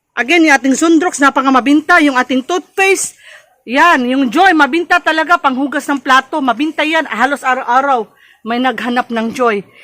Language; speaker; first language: Filipino; non-native, local second language; Cebuano